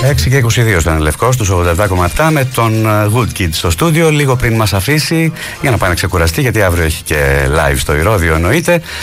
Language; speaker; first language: Greek; native; Greek